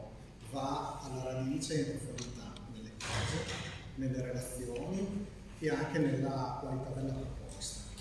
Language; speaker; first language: Italian; native; Italian